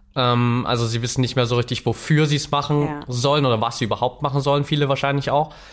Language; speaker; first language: German; native; German